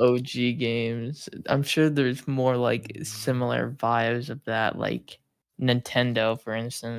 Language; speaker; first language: English; native; English